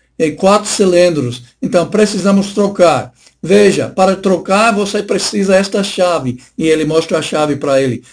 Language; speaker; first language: Portuguese; non-native, fluent; English